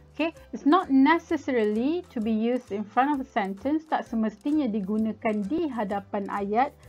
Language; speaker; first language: English; non-native, local second language; Malay